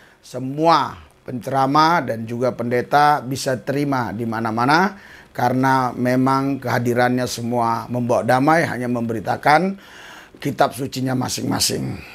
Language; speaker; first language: Indonesian; native; Indonesian